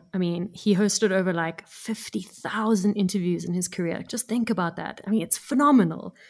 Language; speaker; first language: English; native; English